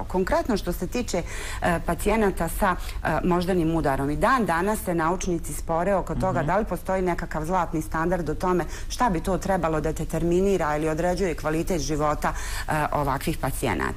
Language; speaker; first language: Bosnian; native; Bosnian